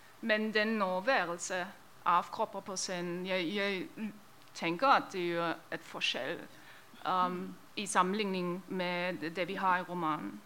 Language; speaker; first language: Norwegian; non-native, fluent; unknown